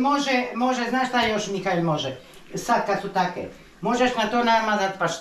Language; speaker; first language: Polish; non-native, learner; Croatian